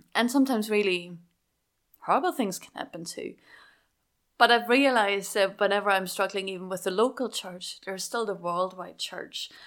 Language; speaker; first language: English; non-native, fluent; Swiss German